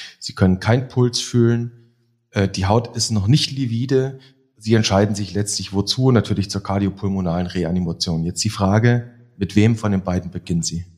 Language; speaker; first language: German; native; German